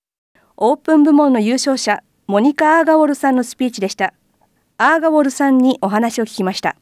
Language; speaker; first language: Japanese; native; Japanese